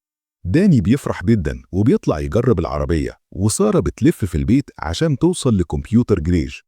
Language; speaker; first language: Arabic; native; Arabic